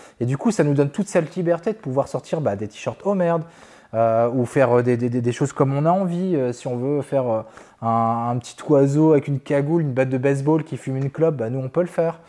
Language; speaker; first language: French; native; French